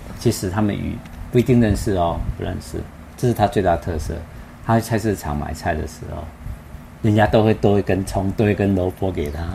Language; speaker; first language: Chinese; native; Chinese